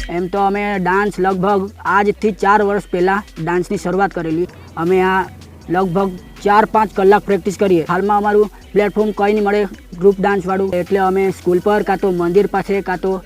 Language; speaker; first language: Gujarati; non-native, local second language; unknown